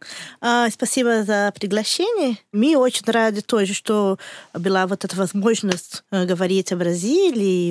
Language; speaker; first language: Russian; non-native, learner; Portuguese